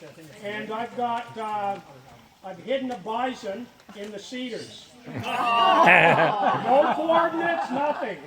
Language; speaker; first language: English; native; English